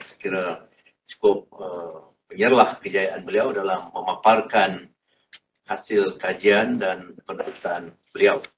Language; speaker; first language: Malay; native; Malay